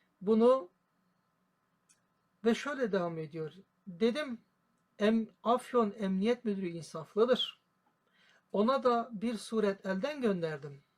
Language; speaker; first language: Turkish; native; Turkish